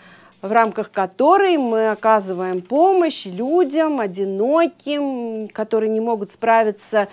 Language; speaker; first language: Russian; native; Russian